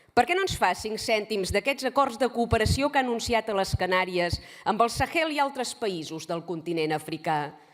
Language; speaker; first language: Catalan; native; Catalan